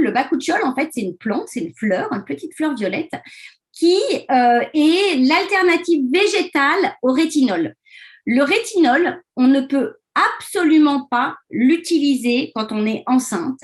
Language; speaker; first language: French; native; French